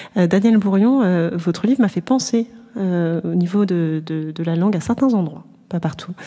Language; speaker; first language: French; native; French